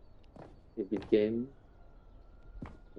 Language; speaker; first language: French; native; French